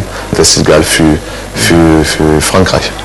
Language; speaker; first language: German; non-native, learner; French